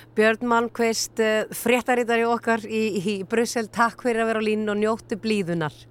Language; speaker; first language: Icelandic; native; Icelandic